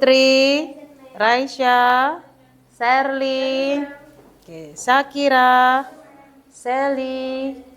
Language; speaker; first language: English; non-native, fluent; Indonesian